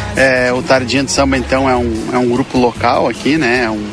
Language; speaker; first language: Portuguese; native; Portuguese